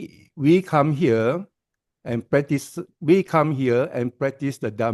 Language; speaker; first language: English; non-native, learner; Indonesian